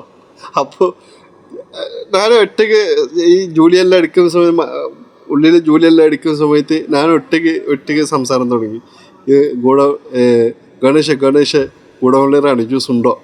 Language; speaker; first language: Malayalam; non-native, learner; Bangla